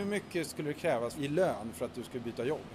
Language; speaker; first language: Swedish; native; Swedish